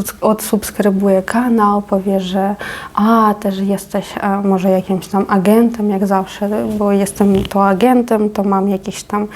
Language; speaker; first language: Polish; non-native, fluent; Ukrainian